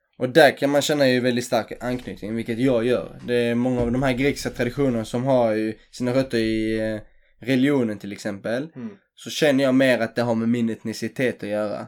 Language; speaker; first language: Swedish; early bilingual, other home language; Greek